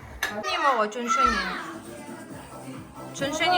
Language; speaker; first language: Korean; non-native, fluent; Kazakh